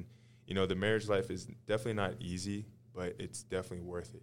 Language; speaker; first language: English; native; English